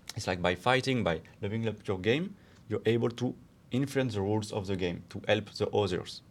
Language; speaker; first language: English; non-native, fluent; French